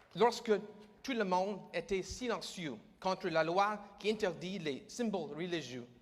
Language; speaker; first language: French; non-native, learner; English